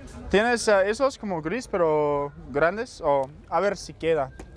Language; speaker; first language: Spanish; non-native, learner; English